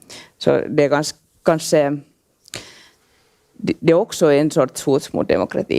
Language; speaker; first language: Swedish; non-native, local second language; Finnish